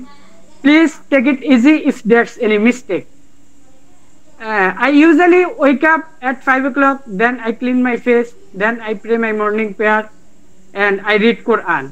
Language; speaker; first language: English; non-native, learner; Bangla